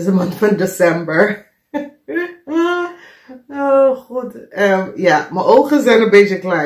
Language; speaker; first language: Dutch; non-native, fluent; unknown